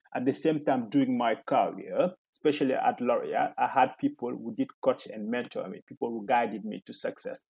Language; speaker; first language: English; non-native, fluent; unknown